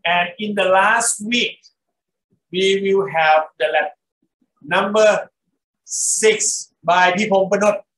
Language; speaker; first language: English; non-native, fluent; Thai